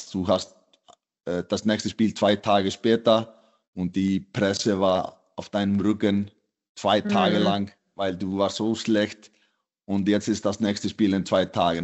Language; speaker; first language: German; non-native, fluent; Icelandic